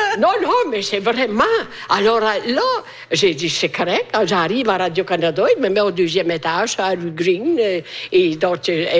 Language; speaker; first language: French; non-native, fluent; Italian